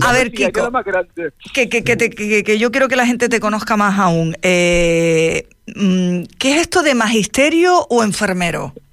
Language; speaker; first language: Spanish; native; Spanish